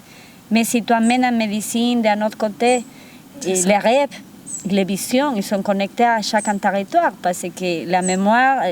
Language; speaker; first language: French; non-native, fluent; Spanish